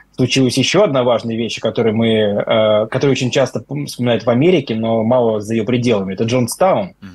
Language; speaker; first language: Russian; native; Russian